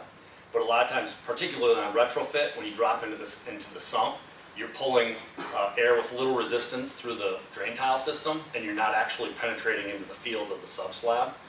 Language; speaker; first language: English; native; English